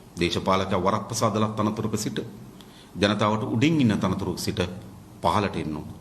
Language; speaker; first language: Sinhala; native; Sinhala